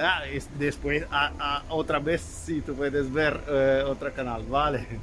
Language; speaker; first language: Spanish; non-native, learner; Ukrainian